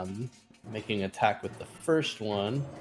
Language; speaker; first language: English; native; English